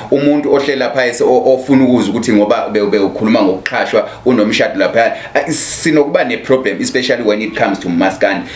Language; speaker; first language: Zulu; native; Zulu